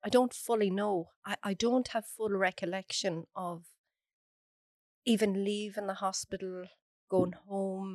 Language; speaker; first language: English; native; English